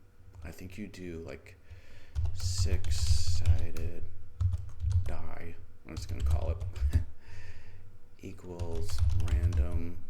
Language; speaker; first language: English; native; English